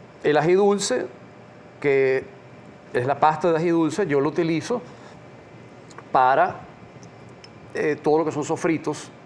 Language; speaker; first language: Spanish; native; Spanish